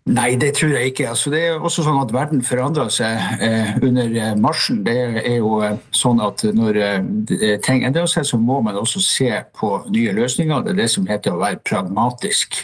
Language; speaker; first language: Norwegian; native; Norwegian